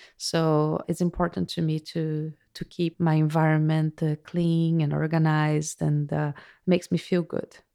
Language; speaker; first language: English; non-native, fluent; Portuguese